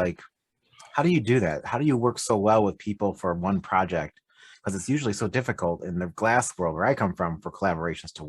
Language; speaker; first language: English; native; English